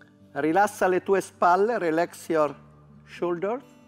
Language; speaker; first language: English; non-native, fluent; Italian